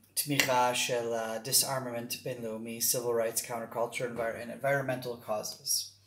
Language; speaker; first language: English; native; English